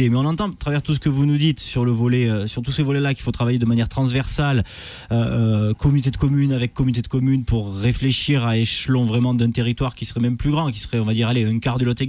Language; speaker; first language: French; native; French